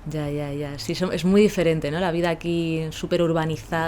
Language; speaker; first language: Spanish; native; Spanish